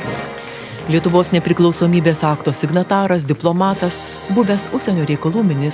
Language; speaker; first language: Lithuanian; native; Lithuanian